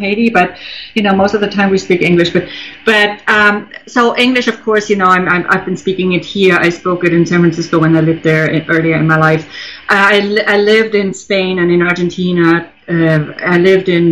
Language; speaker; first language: English; non-native, fluent; German